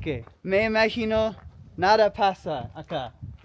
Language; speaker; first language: Spanish; non-native, learner; English